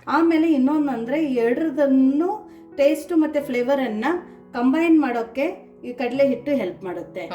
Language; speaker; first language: Kannada; native; Kannada